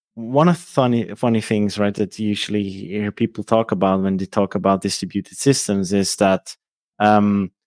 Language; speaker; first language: English; non-native, fluent; Swiss German